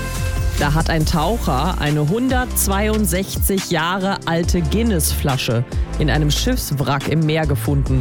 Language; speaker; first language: German; native; German